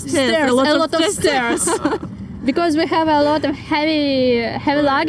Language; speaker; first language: English; non-native, learner; Russian